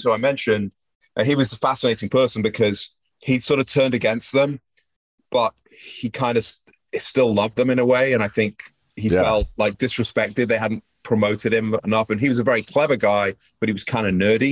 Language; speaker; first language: English; native; English